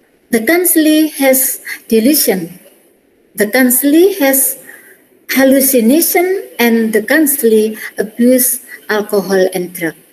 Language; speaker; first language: English; non-native, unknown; Indonesian